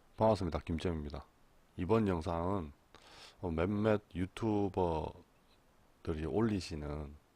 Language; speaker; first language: Korean; native; Korean